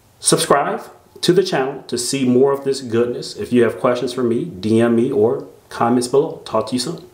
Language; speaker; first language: English; native; English